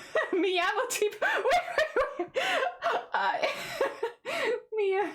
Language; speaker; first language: Spanish; non-native, learner; English